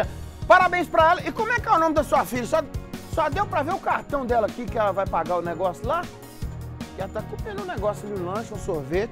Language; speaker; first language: Portuguese; native; Portuguese